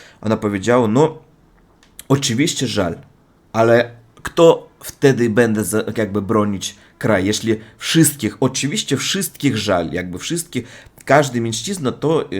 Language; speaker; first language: Polish; non-native, learner; Russian